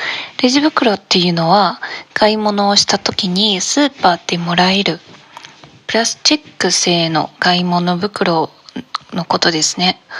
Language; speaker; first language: Japanese; non-native, learner; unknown